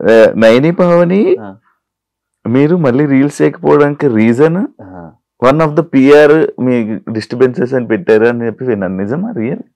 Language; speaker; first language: Telugu; native; Telugu